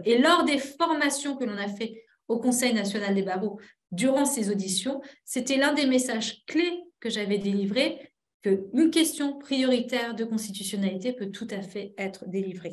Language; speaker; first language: French; native; French